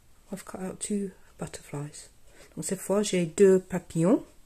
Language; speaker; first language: English; native; English